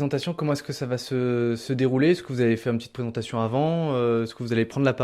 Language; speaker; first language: French; native; French